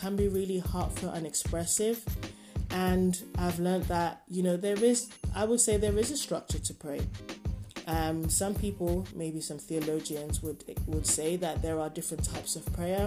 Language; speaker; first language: English; non-native, local second language; Yoruba